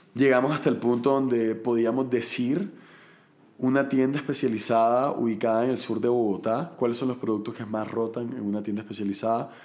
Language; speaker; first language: Spanish; native; Spanish